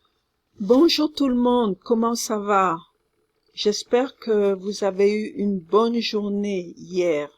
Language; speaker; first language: French; non-native, fluent; English